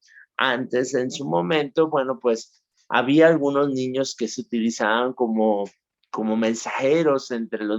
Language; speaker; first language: Spanish; native; Spanish